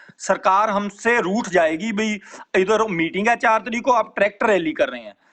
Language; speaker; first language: Hindi; non-native, local second language; Punjabi